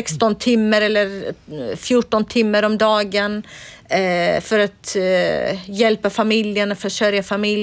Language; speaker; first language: Swedish; non-native, fluent; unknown